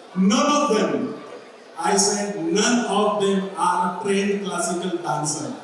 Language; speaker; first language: English; non-native, local second language; Marathi